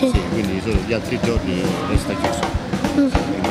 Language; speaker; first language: Italian; native; Italian